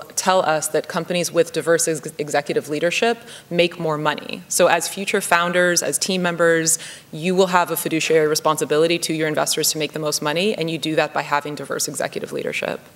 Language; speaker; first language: English; native; English